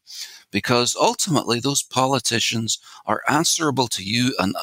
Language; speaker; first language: English; native; English